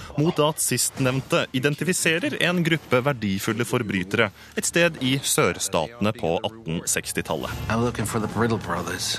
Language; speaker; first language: Norwegian; native; Norwegian